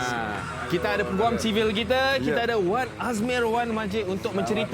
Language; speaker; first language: Malay; native; Malay